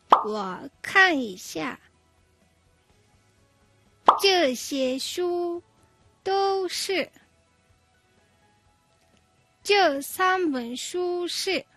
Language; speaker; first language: Chinese; non-native, fluent; Mongolian